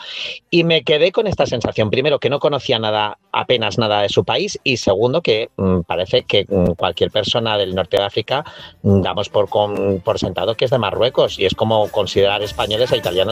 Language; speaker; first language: Spanish; native; Spanish